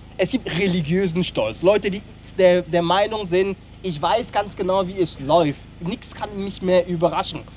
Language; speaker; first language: German; non-native, fluent; French